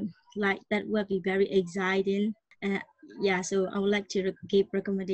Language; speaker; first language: English; non-native, learner; Burmese